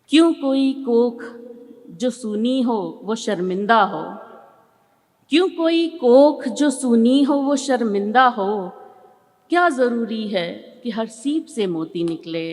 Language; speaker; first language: Hindi; native; Hindi